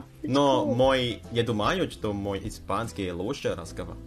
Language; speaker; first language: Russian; non-native, learner; Indonesian